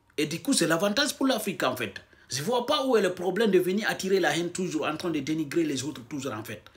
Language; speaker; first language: French; non-native, local second language; Fula